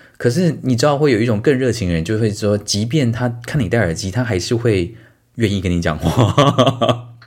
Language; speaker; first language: Chinese; native; Chinese